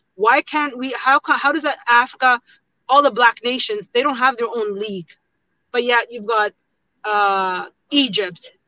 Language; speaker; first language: English; non-native, fluent; Tigrinya